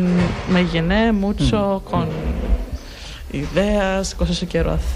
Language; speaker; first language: Spanish; non-native, learner; Greek